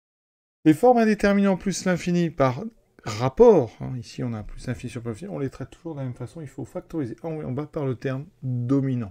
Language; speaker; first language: French; native; French